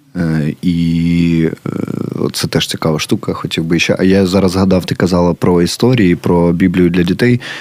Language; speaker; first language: Ukrainian; native; Ukrainian